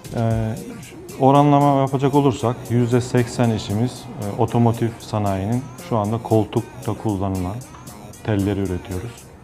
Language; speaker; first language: Turkish; native; Turkish